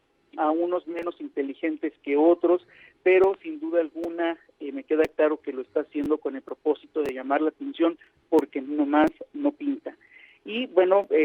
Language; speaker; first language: Spanish; native; Spanish